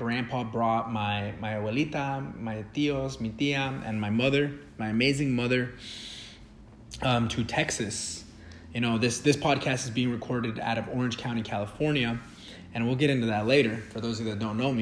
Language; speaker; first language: English; early bilingual, other home language; Spanish